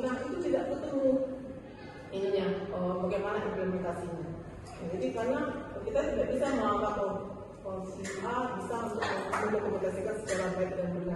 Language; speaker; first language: Indonesian; native; Indonesian